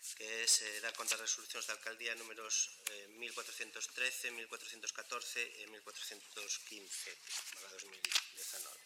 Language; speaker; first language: Spanish; non-native, local second language; Galician